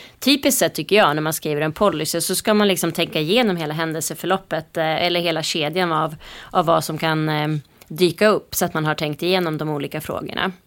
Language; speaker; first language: Swedish; native; Swedish